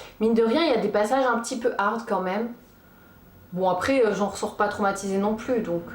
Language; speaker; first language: French; early bilingual, other home language; Portuguese